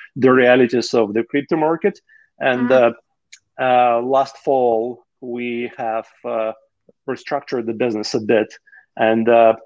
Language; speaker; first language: English; non-native, fluent; Russian